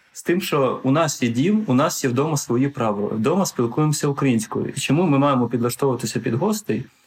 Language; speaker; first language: Ukrainian; non-native, local second language; Russian